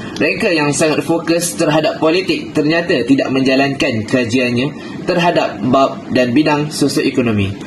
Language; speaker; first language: Malay; native; Malay